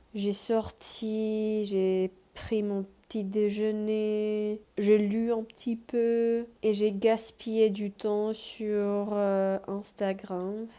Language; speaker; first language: French; non-native, fluent; Spanish